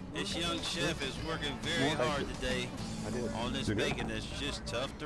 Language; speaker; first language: English; native; English